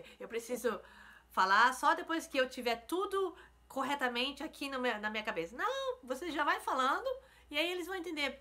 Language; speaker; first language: Portuguese; native; Portuguese